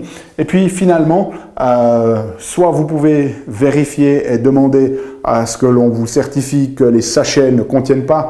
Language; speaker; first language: French; native; French